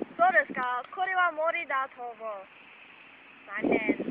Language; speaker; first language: Japanese; non-native, learner; English